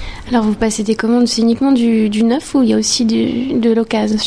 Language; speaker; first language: French; native; French